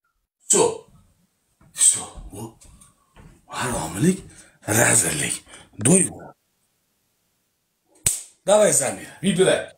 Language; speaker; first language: Russian; non-native, learner; Uzbek